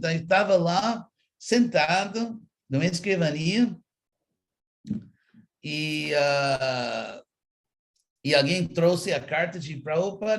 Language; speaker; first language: Portuguese; non-native, fluent; English